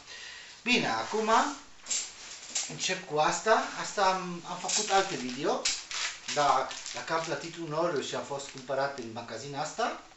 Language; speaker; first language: Romanian; non-native, learner; Spanish